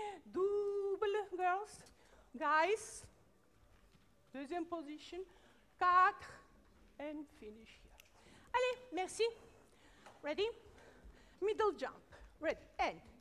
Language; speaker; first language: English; non-native, learner; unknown